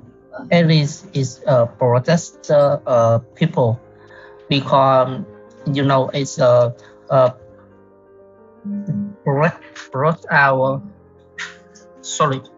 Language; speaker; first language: English; non-native, learner; Vietnamese